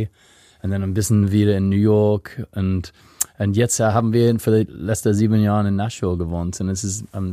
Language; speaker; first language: German; non-native, fluent; English